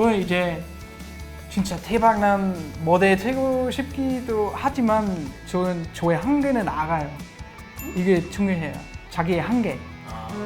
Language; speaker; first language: Korean; non-native, learner; German